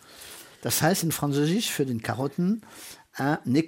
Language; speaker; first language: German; non-native, fluent; French